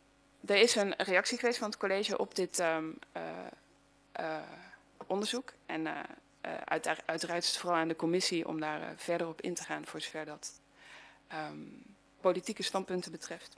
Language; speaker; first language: Dutch; native; Dutch